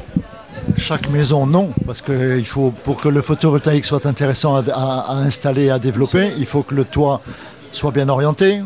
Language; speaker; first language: French; native; French